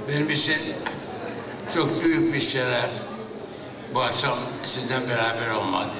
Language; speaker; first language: Turkish; early bilingual, heritage; Turkish